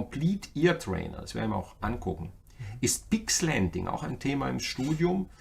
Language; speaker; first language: German; native; German